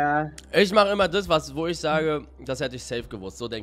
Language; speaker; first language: German; native; German